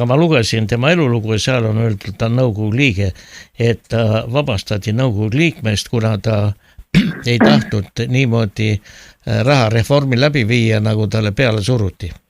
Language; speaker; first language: Estonian; native; Estonian